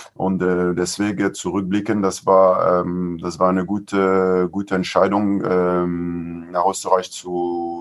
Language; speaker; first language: German; non-native, fluent; French